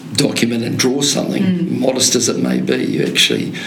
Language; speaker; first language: English; native; English